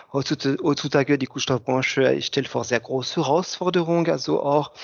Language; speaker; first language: German; non-native, fluent; French